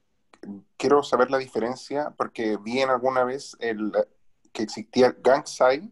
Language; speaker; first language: Spanish; native; Spanish